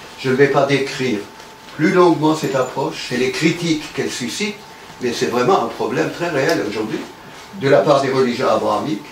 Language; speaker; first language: French; native; French